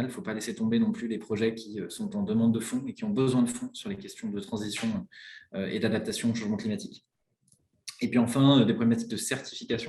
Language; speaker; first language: French; native; French